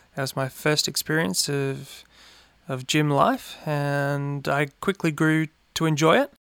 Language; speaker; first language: English; native; English